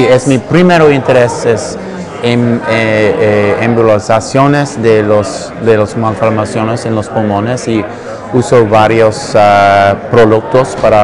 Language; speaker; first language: Spanish; non-native, learner; English